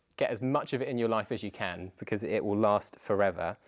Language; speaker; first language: English; native; English